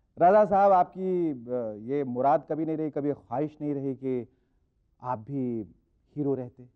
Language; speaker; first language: Hindi; native; Hindi